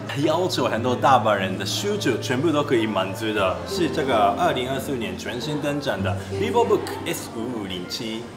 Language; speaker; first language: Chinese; non-native, fluent; Japanese